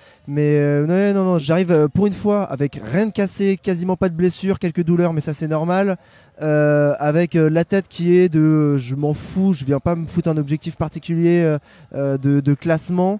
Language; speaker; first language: French; native; French